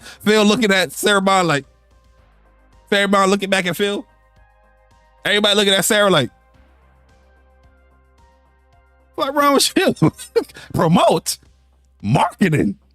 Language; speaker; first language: English; native; English